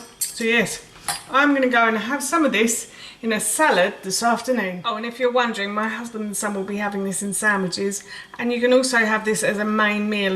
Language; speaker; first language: English; native; English